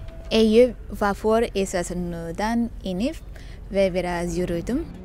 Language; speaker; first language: Turkish; non-native, learner; Thai